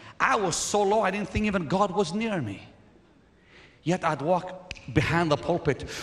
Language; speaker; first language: English; non-native, fluent; Arabic